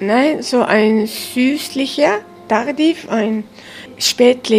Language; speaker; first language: German; early bilingual, heritage; German